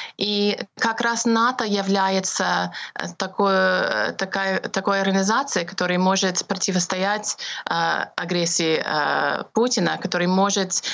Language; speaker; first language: Russian; non-native, fluent; English